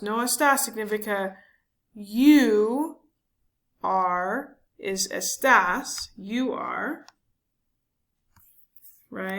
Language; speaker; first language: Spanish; non-native, learner; English